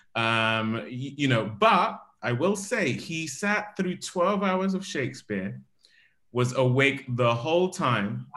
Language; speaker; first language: English; native; English